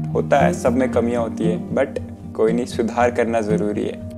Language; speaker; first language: Hindi; native; Hindi